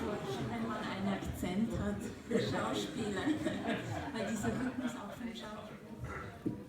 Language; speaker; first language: German; non-native, fluent; French